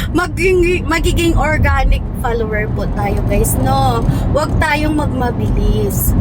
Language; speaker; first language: Filipino; non-native, local second language; Hiligaynon